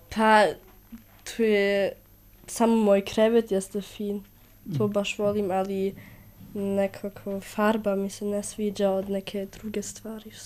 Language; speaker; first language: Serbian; early bilingual, heritage; Serbian